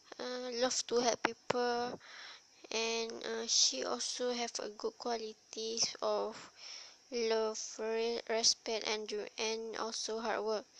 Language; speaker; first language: English; non-native, learner; Malay